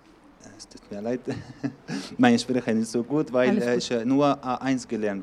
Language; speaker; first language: German; non-native, learner; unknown